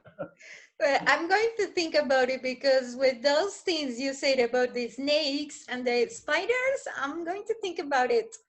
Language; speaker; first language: English; non-native, fluent; Spanish